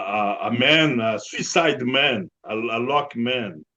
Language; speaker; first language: English; non-native, learner; Portuguese